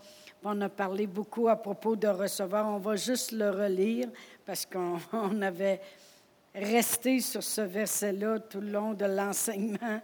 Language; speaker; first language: French; native; French